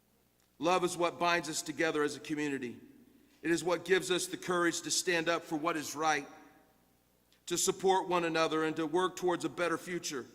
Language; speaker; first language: English; native; English